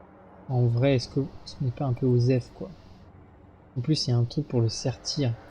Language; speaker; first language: French; native; French